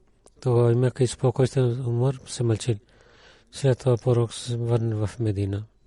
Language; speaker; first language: Bulgarian; non-native, learner; Urdu